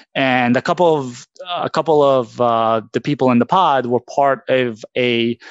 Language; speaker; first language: English; native; English